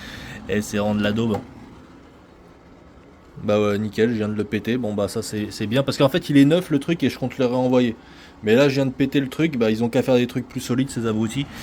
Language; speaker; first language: French; native; French